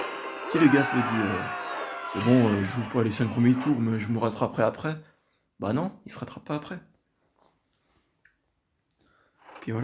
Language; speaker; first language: French; native; French